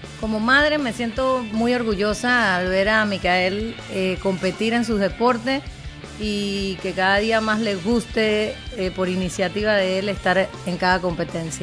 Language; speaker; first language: Spanish; native; Spanish